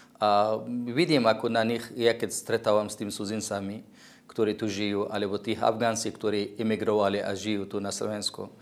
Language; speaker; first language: Slovak; non-native, fluent; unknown